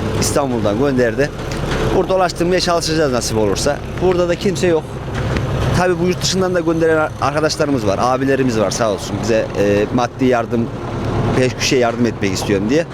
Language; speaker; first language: Turkish; native; Turkish